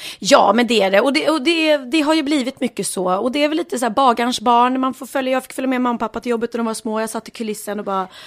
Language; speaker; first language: Swedish; native; Swedish